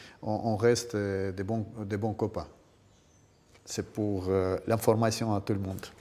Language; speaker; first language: French; non-native, fluent; Russian